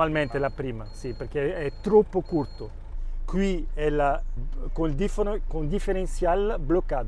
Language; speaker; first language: Italian; non-native, local second language; Spanish